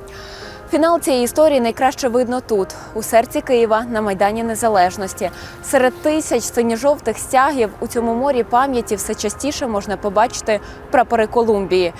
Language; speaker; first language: Ukrainian; native; Ukrainian